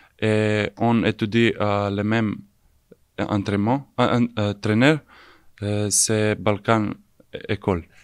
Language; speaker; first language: French; non-native, learner; Serbian